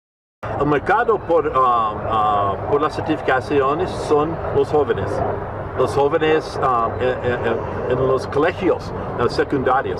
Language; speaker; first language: Spanish; non-native, learner; English